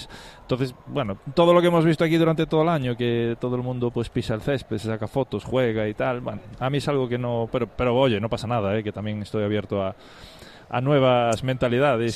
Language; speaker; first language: Spanish; native; Spanish